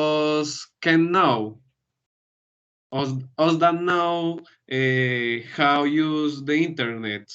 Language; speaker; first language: English; non-native, learner; Spanish